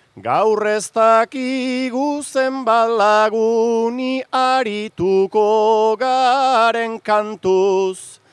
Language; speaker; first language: Basque; native; Basque